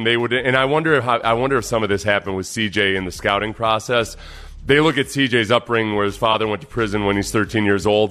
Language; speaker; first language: English; native; English